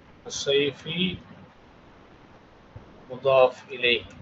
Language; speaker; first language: Arabic; non-native, fluent; Tamil